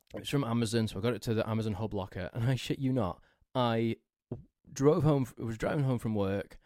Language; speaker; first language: English; native; English